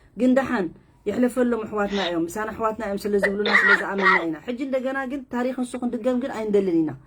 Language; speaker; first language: Tigrinya; native; Tigrinya